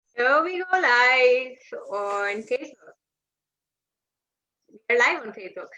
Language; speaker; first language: English; non-native, local second language; Hindi